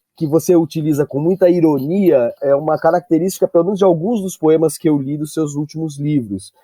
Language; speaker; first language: Portuguese; native; Portuguese